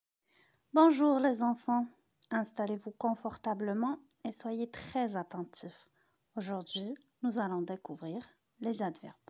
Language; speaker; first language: French; non-native, local second language; Arabic